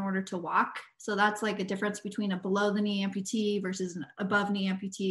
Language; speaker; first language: English; native; English